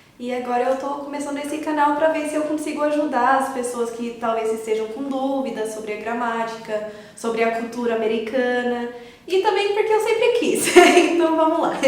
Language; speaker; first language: Portuguese; early bilingual, other home language; English